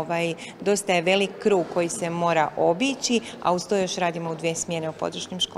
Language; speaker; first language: Croatian; native; Croatian